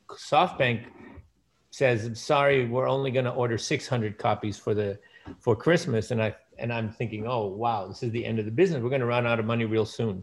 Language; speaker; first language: English; early bilingual, other home language; Dutch